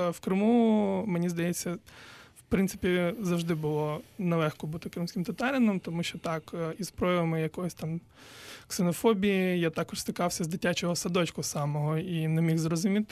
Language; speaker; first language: Ukrainian; non-native, local second language; Crimean Tatar